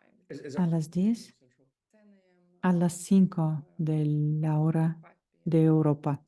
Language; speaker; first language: Spanish; non-native, fluent; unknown